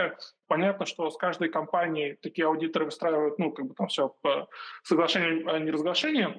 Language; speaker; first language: Russian; native; Russian